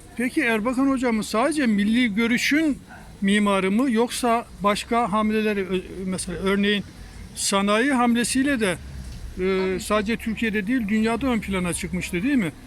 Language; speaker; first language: Turkish; native; Turkish